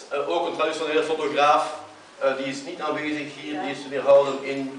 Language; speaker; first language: Dutch; native; Dutch